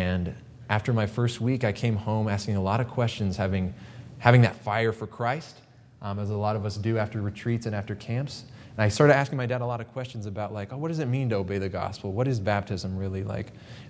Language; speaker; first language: English; native; English